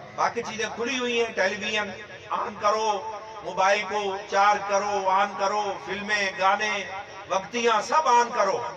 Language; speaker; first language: Urdu; non-native, local second language; Punjabi